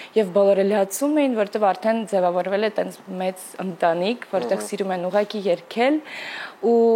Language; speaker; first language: Armenian; early bilingual, heritage; Armenian